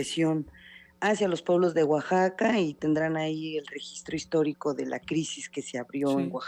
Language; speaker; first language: Spanish; native; Spanish